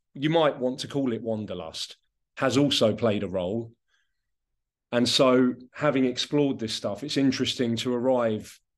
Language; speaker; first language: English; non-native, local second language; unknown